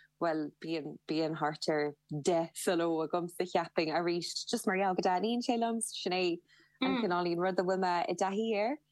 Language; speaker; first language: Irish; non-native, local second language; English